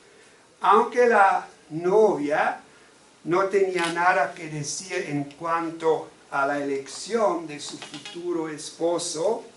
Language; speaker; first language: Spanish; non-native, fluent; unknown